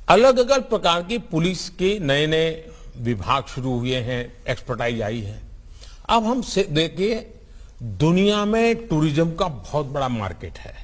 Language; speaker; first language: Hindi; non-native, local second language; Gujarati